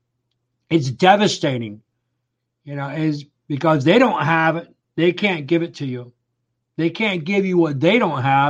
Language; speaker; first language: English; native; English